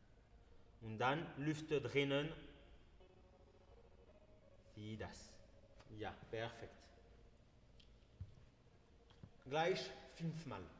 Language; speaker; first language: German; non-native, learner; French